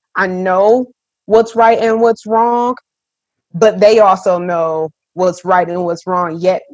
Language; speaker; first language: English; native; English